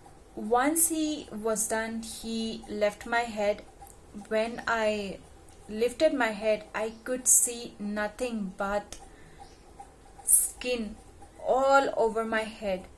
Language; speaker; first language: English; non-native, local second language; Hindi